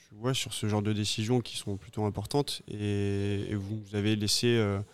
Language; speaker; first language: French; native; French